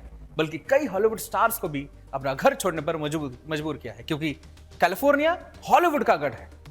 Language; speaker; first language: Hindi; native; Hindi